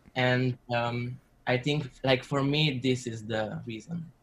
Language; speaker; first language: English; non-native, learner; Slovenian